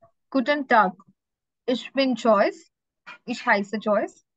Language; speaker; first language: German; non-native, learner; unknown